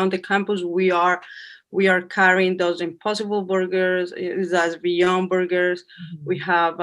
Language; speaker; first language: English; non-native, fluent; Spanish